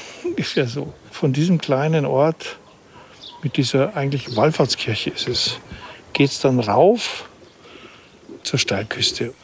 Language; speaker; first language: German; native; German